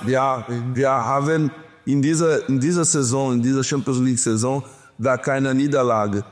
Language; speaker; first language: German; non-native, learner; Portuguese